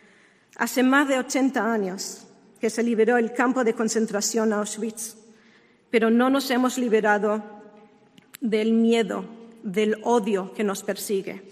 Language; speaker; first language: Spanish; non-native, fluent; Hebrew